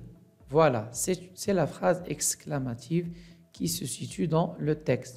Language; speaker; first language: French; non-native, local second language; Arabic